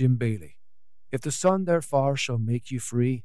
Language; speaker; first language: English; native; English